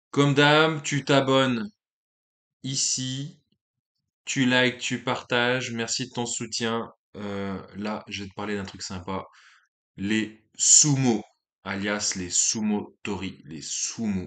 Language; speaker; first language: French; native; French